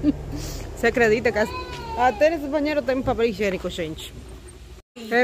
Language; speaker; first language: Portuguese; non-native, fluent; Spanish